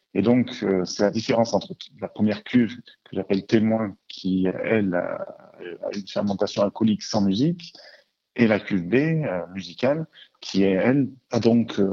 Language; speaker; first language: French; native; French